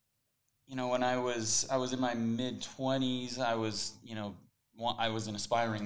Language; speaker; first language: English; native; English